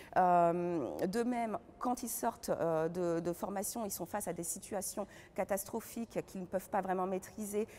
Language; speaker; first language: French; native; French